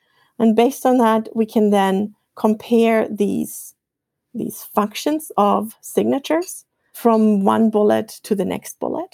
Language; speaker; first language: English; non-native, fluent; German